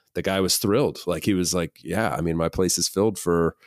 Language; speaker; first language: English; native; English